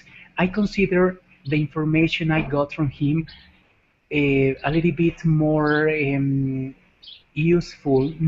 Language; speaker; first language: English; non-native, fluent; Spanish